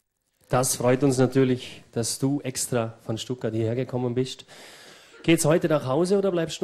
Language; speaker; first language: German; native; German